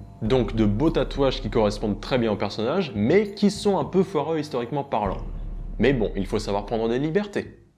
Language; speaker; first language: French; native; French